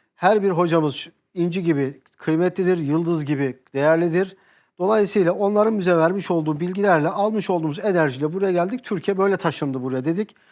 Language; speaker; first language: Turkish; native; Turkish